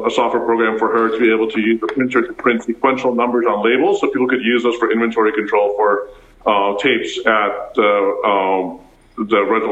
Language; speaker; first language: English; early bilingual, other home language; Afrikaans